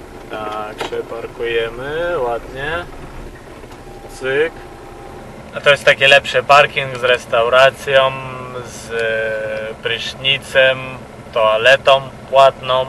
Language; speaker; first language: Polish; non-native, fluent; Ukrainian